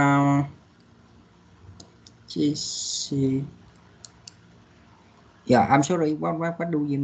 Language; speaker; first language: English; non-native, learner; Vietnamese